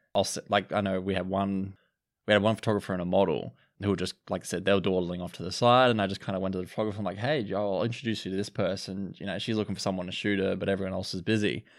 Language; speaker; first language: English; native; English